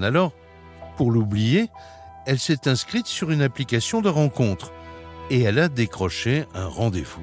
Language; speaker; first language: French; native; French